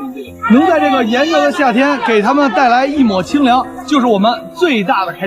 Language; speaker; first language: Chinese; native; Chinese